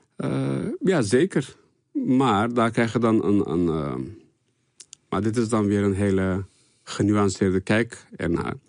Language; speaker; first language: Dutch; early bilingual, other home language; Turkish